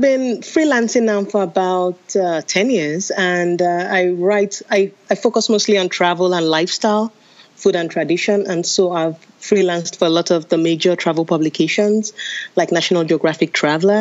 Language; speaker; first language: English; non-native, local second language; Yoruba